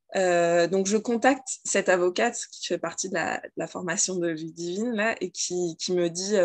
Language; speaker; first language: French; native; French